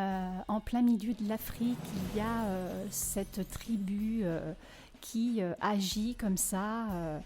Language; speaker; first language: French; native; French